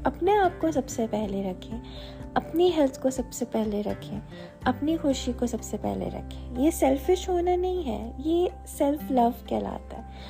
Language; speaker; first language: Hindi; native; Hindi